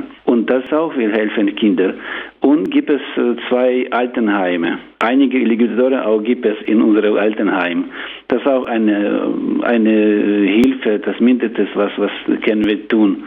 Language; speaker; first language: German; non-native, learner; Ukrainian